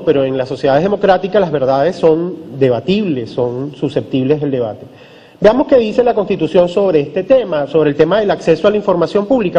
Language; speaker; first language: Spanish; native; Spanish